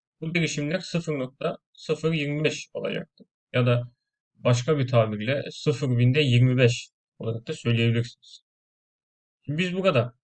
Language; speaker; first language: Turkish; native; Turkish